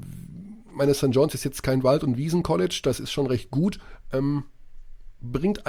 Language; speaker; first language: German; native; German